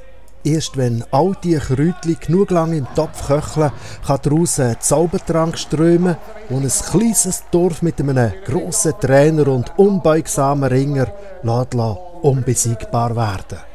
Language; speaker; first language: German; native; German